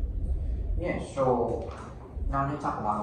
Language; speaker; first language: English; non-native, learner; Vietnamese